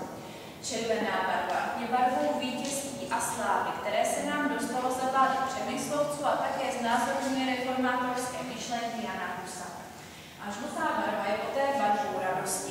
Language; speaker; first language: Czech; native; Czech